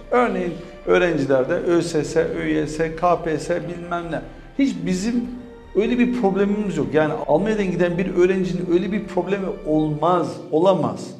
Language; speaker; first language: Turkish; early bilingual, heritage; Turkish